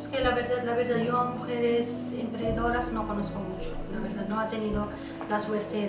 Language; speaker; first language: Spanish; non-native, local second language; Arabic